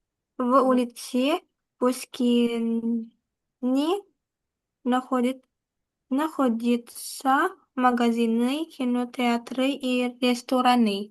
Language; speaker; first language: Russian; non-native, learner; Indonesian